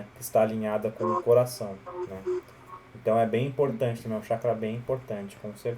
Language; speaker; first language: Portuguese; native; Portuguese